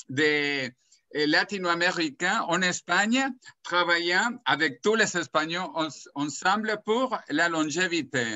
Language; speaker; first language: French; non-native, fluent; Spanish